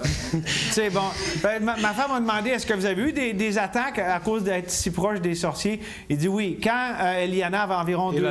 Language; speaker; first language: French; native; French